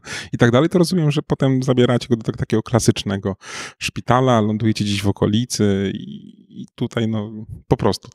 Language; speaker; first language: Polish; native; Polish